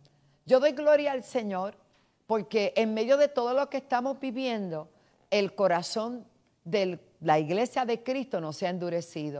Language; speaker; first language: Spanish; native; Spanish